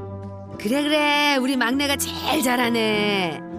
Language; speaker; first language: Korean; native; Korean